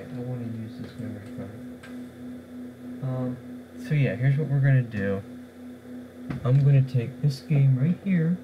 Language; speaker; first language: English; native; English